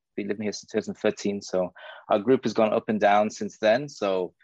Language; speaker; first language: English; native; English